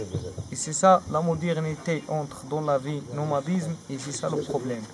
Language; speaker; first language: French; non-native, learner; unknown